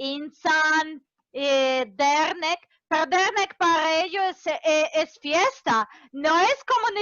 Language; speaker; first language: Spanish; non-native, fluent; Serbian